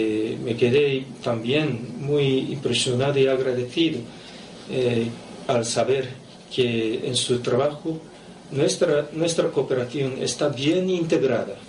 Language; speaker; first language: Spanish; non-native, fluent; Japanese